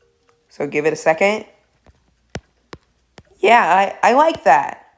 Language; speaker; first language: English; native; English